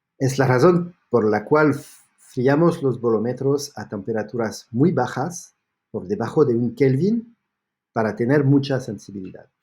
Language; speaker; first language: Spanish; non-native, fluent; French